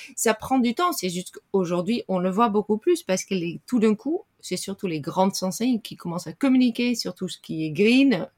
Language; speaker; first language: French; non-native, fluent; Dutch